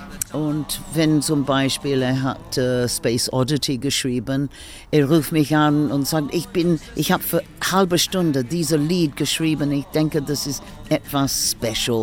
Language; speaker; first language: German; non-native, learner; English